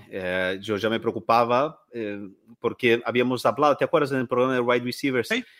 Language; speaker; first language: Spanish; non-native, fluent; Portuguese